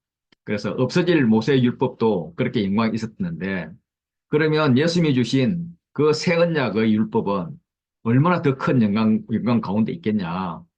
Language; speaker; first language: Korean; native; Korean